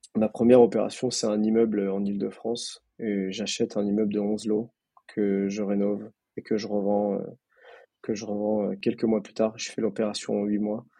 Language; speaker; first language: French; native; French